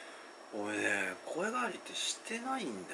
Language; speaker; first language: Japanese; native; Japanese